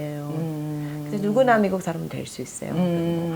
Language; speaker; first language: Korean; non-native, fluent; English